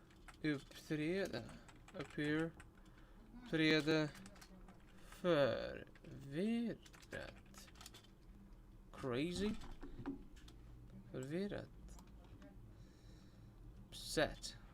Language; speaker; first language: Swedish; non-native, learner; Russian